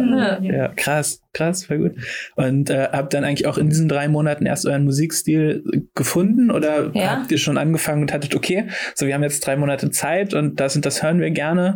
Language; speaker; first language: German; native; German